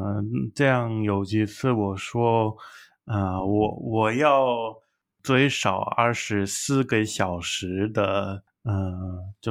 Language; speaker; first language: Chinese; non-native, learner; English